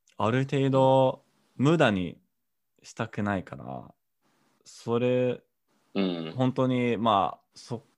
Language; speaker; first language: Japanese; non-native, fluent; English